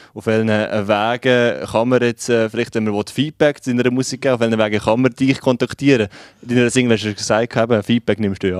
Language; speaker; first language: German; native; German